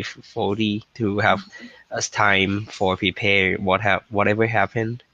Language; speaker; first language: English; non-native, learner; Thai